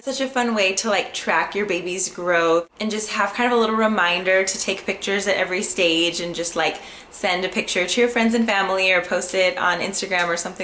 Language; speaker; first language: English; native; English